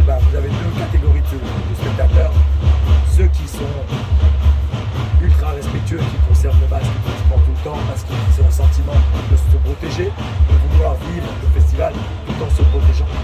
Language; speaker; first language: French; native; French